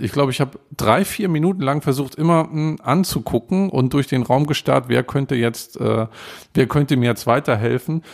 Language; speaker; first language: German; native; German